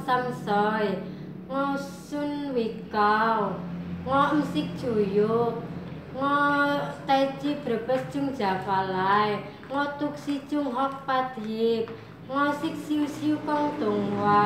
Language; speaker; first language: Cantonese; non-native, learner; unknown